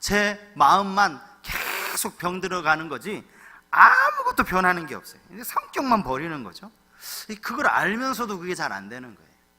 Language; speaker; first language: Korean; native; Korean